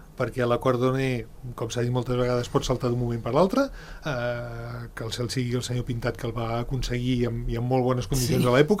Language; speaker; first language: Catalan; native; Catalan